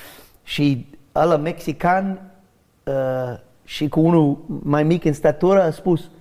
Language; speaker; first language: Romanian; non-native, learner; English